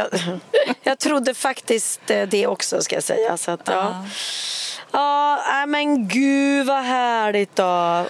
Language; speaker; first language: Swedish; native; Swedish